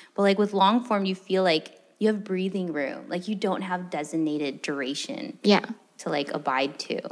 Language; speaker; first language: English; early bilingual, other home language; Filipino